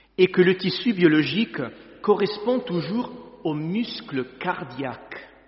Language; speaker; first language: French; non-native, fluent; Italian